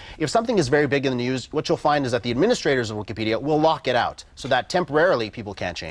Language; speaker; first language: English; native; English